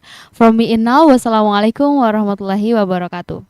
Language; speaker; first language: English; non-native, learner; Indonesian